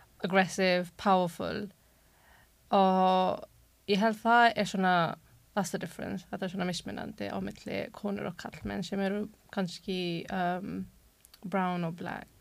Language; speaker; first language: Icelandic; non-native, learner; Urdu